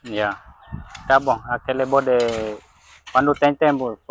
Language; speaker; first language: Portuguese; non-native, learner; Vietnamese